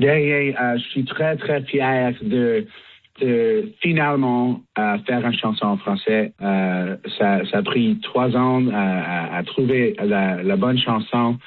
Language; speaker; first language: French; non-native, learner; English